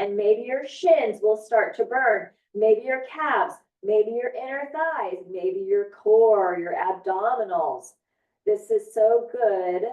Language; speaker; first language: English; native; English